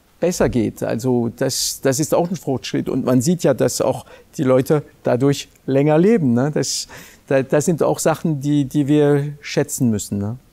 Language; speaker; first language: German; non-native, local second language; French